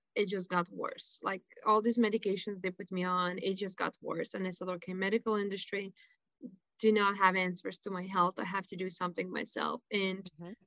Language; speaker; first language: English; non-native, fluent; Lithuanian